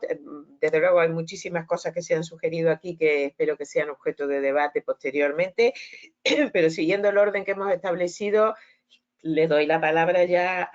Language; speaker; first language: Spanish; native; Spanish